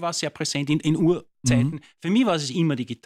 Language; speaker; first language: German; native; German